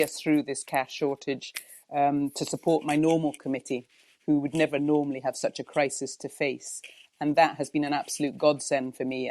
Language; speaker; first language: English; native; English